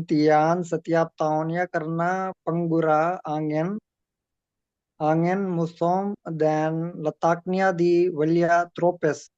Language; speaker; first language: Indonesian; non-native, learner; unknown